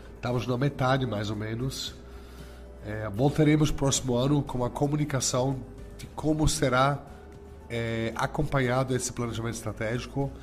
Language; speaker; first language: Portuguese; non-native, fluent; German